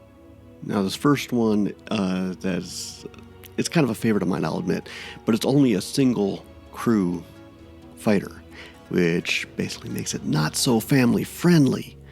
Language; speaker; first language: English; native; English